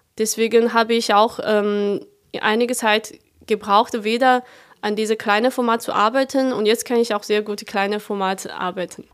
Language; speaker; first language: German; non-native, fluent; Chinese